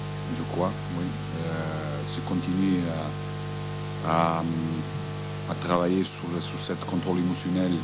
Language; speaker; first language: French; non-native, learner; Portuguese